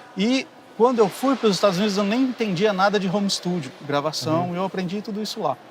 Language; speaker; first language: Portuguese; native; Portuguese